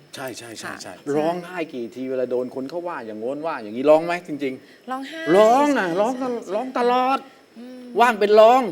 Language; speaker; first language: Thai; native; Thai